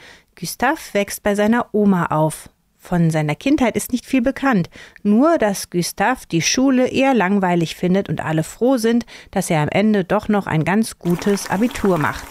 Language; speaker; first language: German; native; German